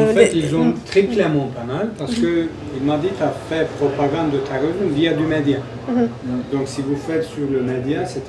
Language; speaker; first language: French; non-native, learner; Kurdish